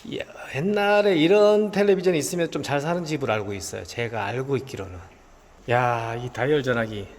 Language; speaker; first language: Korean; native; Korean